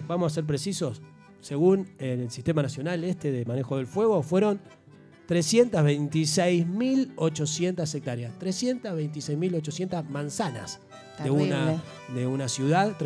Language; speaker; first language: Spanish; native; Spanish